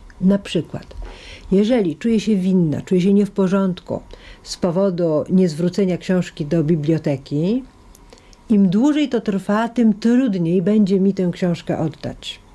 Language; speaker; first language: Polish; native; Polish